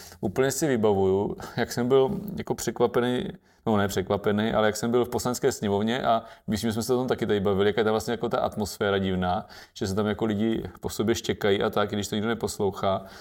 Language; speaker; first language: Czech; native; Czech